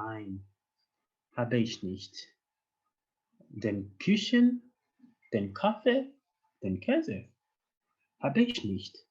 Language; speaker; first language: German; non-native, fluent; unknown